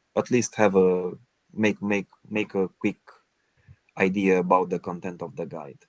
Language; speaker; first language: English; non-native, fluent; Romanian